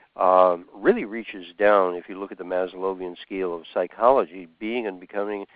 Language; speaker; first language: English; native; English